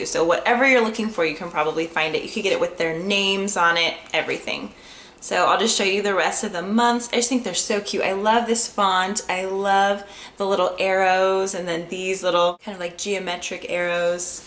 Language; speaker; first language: English; native; English